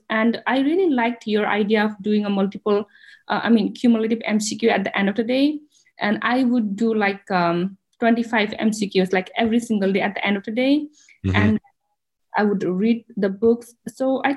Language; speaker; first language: English; non-native, local second language; Nepali